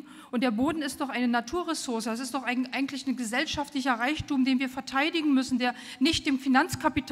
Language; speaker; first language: German; native; German